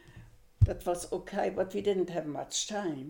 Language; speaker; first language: English; non-native, fluent; German